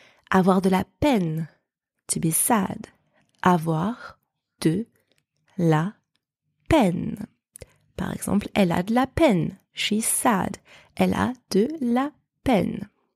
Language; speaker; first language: French; native; French